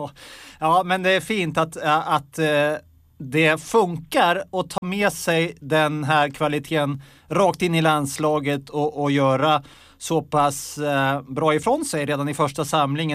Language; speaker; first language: Swedish; native; Swedish